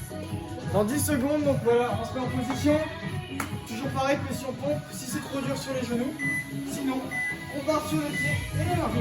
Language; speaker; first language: French; native; French